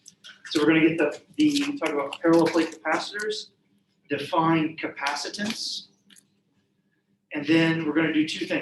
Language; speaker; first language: English; native; English